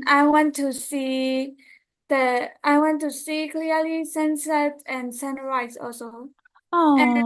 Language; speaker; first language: English; non-native, learner; Burmese